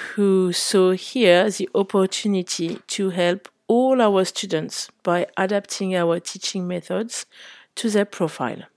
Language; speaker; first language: English; non-native, fluent; French